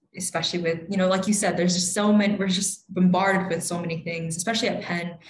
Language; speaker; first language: English; native; English